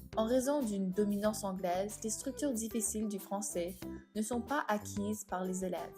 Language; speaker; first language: French; native; French